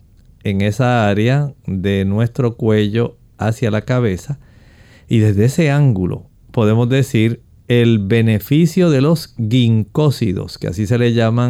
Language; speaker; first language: Spanish; native; Spanish